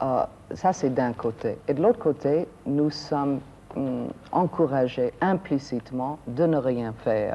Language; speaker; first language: French; non-native, fluent; English